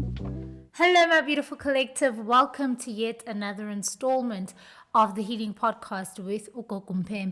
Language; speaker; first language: English; non-native, local second language; Zulu